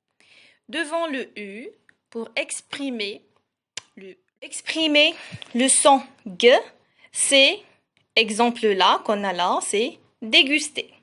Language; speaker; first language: French; non-native, local second language; Arabic